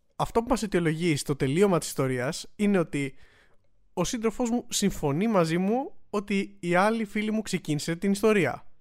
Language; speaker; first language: Greek; native; Greek